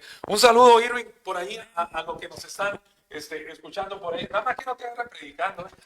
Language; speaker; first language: Spanish; native; Spanish